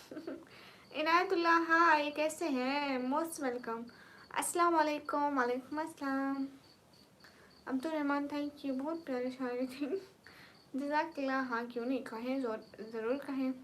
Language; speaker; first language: Hindi; non-native, local second language; Punjabi